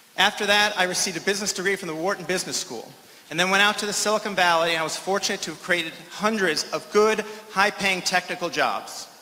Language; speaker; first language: English; native; English